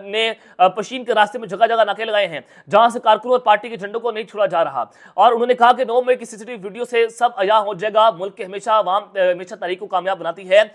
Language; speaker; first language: Urdu; non-native, local second language; Punjabi